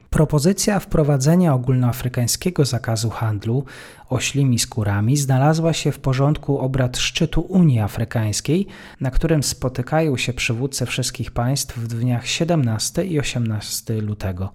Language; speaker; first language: Polish; native; Polish